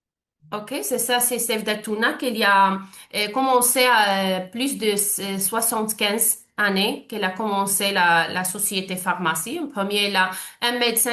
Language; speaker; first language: French; non-native, learner; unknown